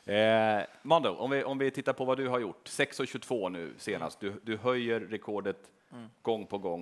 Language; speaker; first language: Swedish; native; Swedish